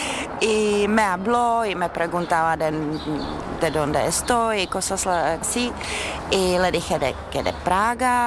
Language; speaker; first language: Spanish; non-native, learner; Czech